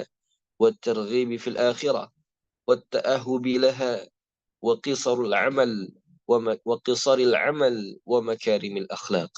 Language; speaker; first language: Arabic; non-native, fluent; Indonesian